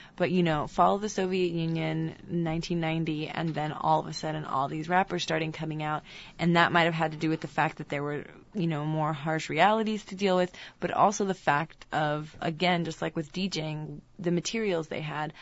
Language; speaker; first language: English; native; English